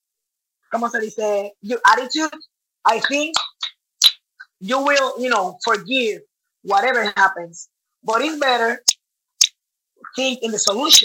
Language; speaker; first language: English; non-native, learner; Spanish